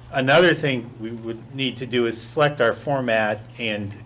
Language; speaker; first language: English; native; English